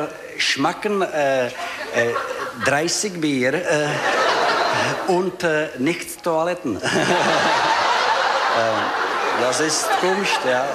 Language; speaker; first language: German; non-native, learner; Czech